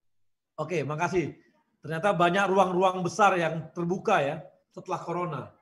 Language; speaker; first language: Indonesian; native; Indonesian